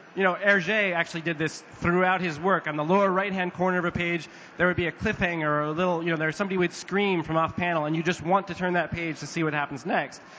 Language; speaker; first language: English; native; English